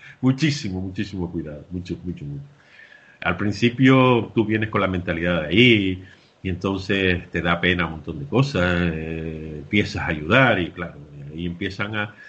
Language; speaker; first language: Spanish; native; Spanish